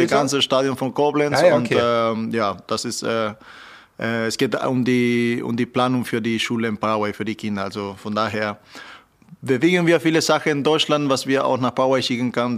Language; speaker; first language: German; non-native, fluent; Spanish